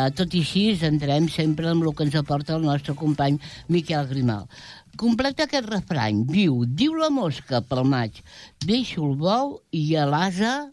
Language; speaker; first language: Catalan; native; Catalan